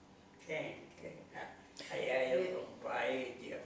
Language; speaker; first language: Hebrew; non-native, learner; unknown